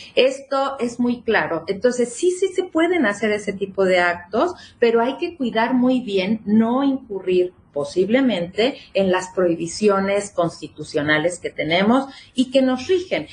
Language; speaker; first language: Spanish; native; Spanish